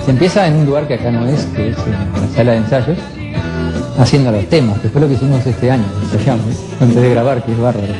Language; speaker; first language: Spanish; native; Spanish